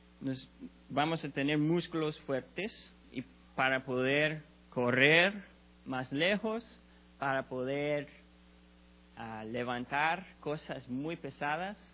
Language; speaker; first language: Spanish; non-native, learner; English